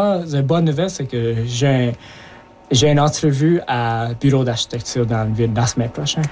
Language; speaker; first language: French; early bilingual, other home language; Japanese